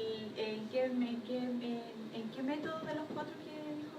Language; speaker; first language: Spanish; native; Spanish